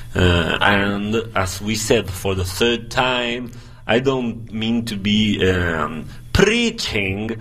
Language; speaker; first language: English; non-native, fluent; Spanish